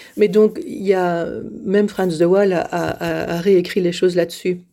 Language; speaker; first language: French; native; French